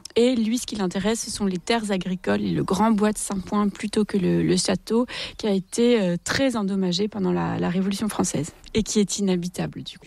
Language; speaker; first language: French; native; French